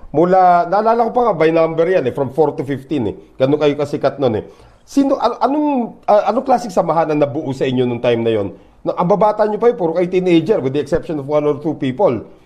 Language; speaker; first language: Filipino; native; Filipino